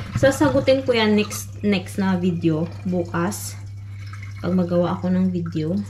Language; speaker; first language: Filipino; non-native, local second language; Cebuano